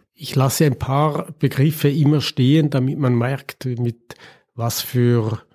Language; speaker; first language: German; native; German